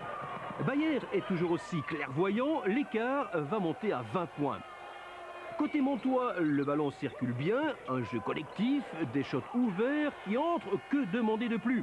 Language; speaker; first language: French; native; French